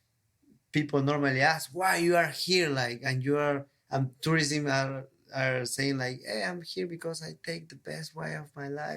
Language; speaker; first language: English; non-native, learner; Spanish